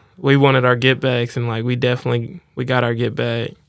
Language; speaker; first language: English; native; English